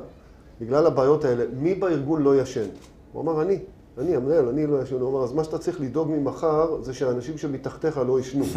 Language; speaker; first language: Hebrew; native; Hebrew